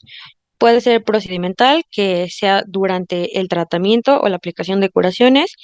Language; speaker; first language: Spanish; native; Spanish